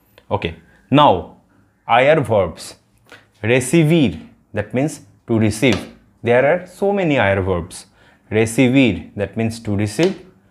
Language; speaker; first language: English; non-native, local second language; Bangla